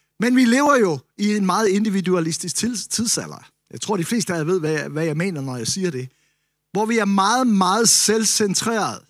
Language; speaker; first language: Danish; native; Danish